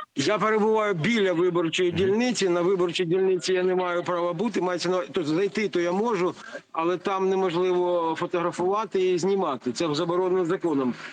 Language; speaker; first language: Ukrainian; native; Ukrainian